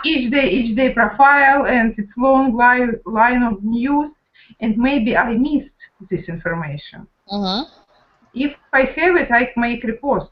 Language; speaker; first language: English; non-native, learner; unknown